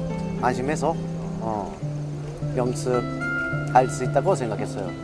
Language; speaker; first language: Korean; early bilingual, heritage; Japanese